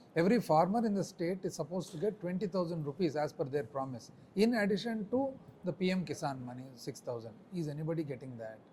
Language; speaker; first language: English; non-native, local second language; Telugu